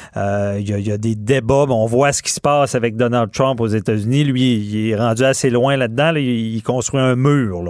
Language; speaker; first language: French; native; French